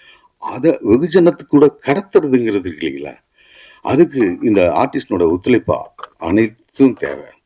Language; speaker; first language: Tamil; native; Tamil